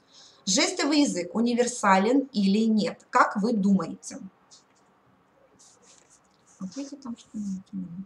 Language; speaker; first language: Russian; native; Russian